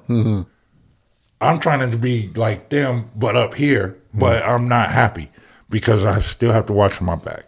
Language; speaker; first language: English; native; English